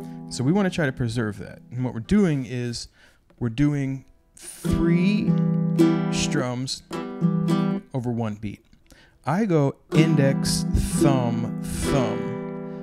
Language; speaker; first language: English; native; English